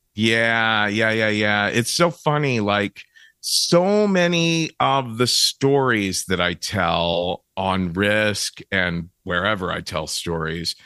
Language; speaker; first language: English; native; English